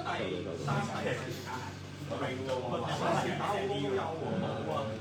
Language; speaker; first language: Cantonese; native; Cantonese